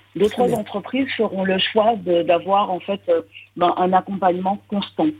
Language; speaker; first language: French; native; French